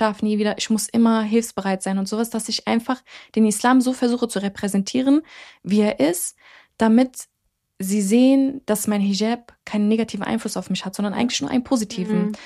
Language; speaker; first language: German; early bilingual, other home language; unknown